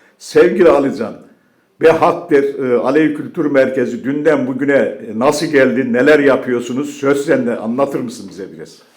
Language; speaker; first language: Turkish; native; Turkish